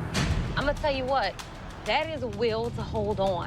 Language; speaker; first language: English; native; English